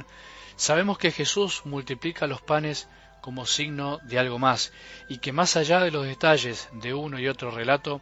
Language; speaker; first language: Spanish; native; Spanish